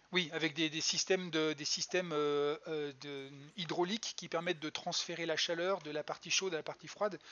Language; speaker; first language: French; native; French